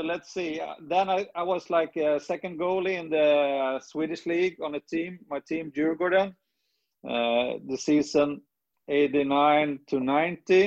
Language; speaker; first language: English; non-native, fluent; Swedish